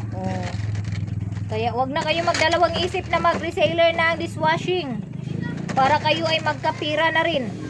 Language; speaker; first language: Filipino; non-native, local second language; Cebuano